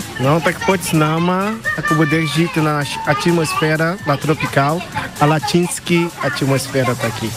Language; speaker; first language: Czech; non-native, learner; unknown